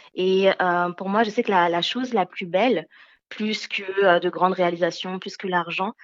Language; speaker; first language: French; early bilingual, other home language; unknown